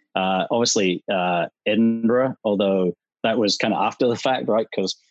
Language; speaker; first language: English; native; English